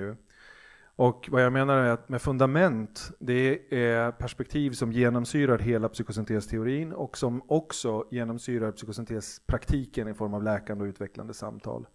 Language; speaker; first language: Swedish; native; Swedish